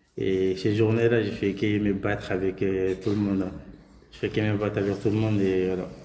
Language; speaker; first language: French; non-native, local second language; Soninke